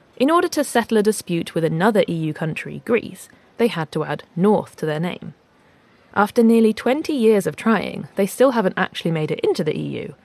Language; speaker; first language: English; native; English